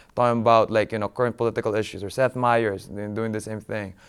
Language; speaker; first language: English; non-native, local second language; Filipino